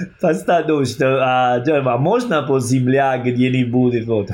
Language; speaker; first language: Russian; non-native, learner; Italian